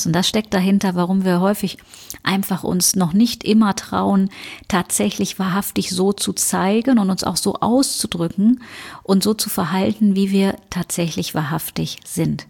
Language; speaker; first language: German; native; German